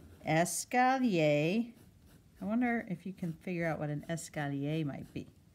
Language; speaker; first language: English; native; English